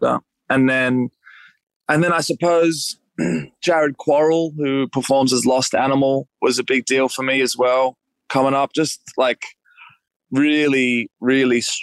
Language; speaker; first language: English; native; English